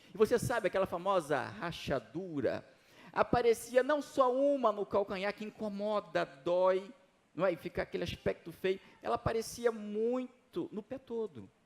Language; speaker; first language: Portuguese; native; Portuguese